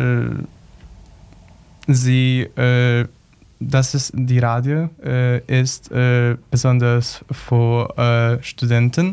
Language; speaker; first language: German; non-native, learner; Polish